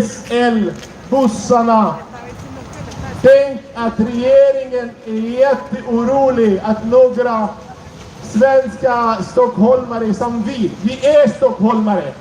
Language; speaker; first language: Swedish; non-native, fluent; Arabic